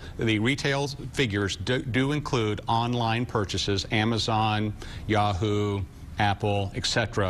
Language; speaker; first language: English; native; English